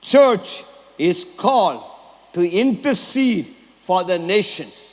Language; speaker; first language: English; non-native, local second language; Tamil